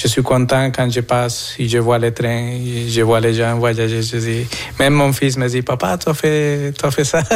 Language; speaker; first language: French; non-native, fluent; Spanish